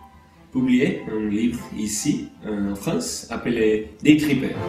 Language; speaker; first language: French; non-native, learner; Portuguese